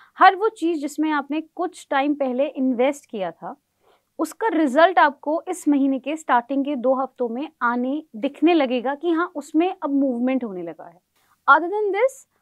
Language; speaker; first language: Hindi; native; Hindi